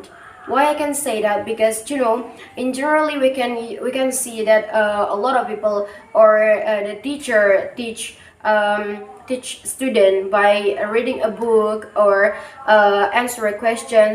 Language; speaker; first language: English; non-native, learner; Indonesian